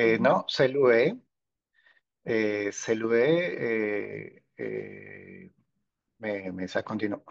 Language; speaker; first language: French; non-native, fluent; Spanish